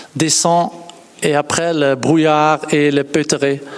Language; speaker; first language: French; non-native, fluent; Dutch